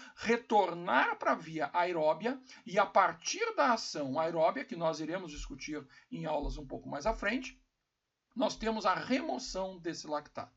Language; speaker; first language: Portuguese; native; Portuguese